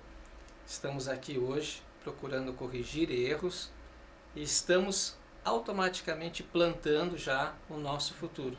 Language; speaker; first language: Portuguese; native; Portuguese